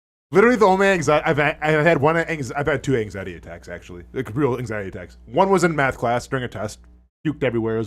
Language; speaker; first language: English; native; English